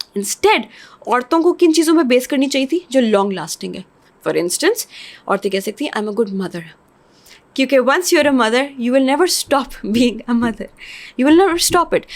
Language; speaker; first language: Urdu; non-native, local second language; English